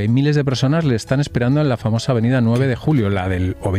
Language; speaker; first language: Spanish; native; Spanish